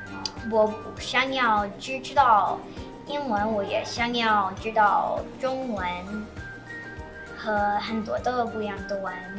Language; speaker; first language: Chinese; non-native, learner; English